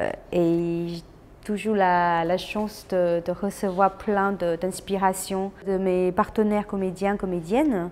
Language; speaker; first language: French; non-native, fluent; Chinese